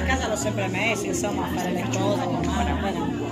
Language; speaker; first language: Italian; native; Italian